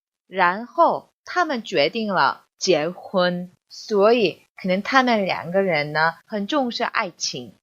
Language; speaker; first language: Chinese; non-native, fluent; Korean